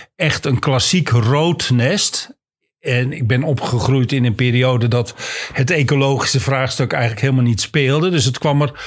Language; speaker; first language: Dutch; native; Dutch